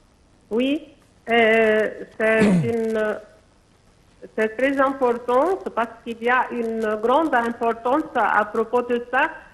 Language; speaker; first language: French; non-native, local second language; Arabic